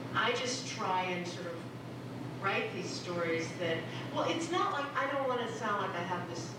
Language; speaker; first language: English; non-native, local second language; Filipino